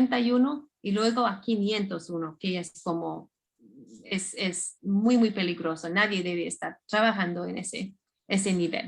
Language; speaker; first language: Spanish; non-native, fluent; English